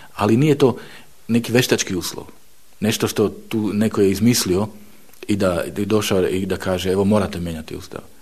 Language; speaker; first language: Bosnian; non-native, fluent; Slovak